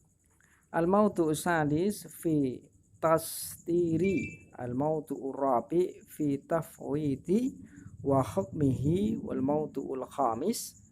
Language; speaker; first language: Arabic; non-native, fluent; Indonesian